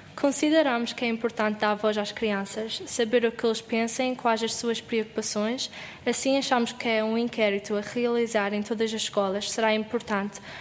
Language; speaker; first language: Portuguese; non-native, learner; English